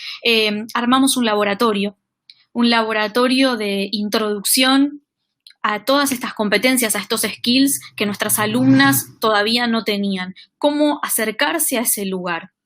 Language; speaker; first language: Spanish; native; Spanish